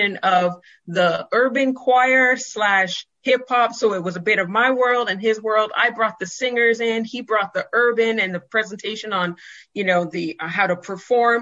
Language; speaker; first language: English; native; English